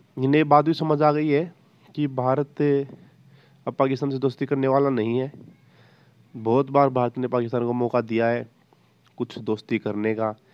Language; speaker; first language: Hindi; native; Hindi